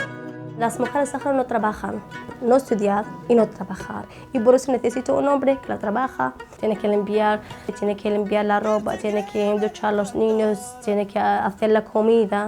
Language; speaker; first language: Spanish; non-native, learner; Arabic